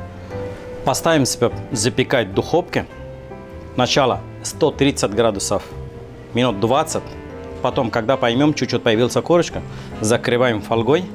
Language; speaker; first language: Russian; non-native, learner; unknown